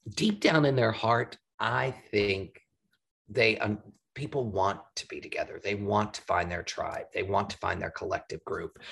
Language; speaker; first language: English; native; English